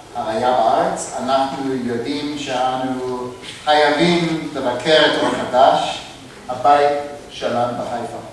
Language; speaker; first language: Hebrew; non-native, fluent; English